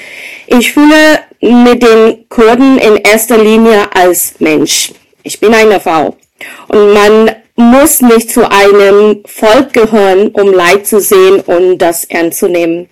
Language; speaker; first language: German; non-native, fluent; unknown